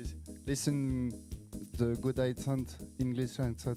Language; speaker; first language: English; non-native, learner; French